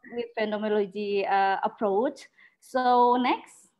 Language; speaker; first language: English; non-native, learner; Indonesian